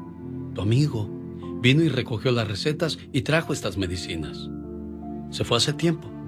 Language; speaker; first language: Spanish; native; Spanish